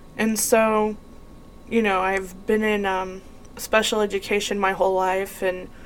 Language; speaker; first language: English; native; English